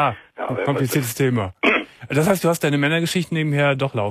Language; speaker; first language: German; native; German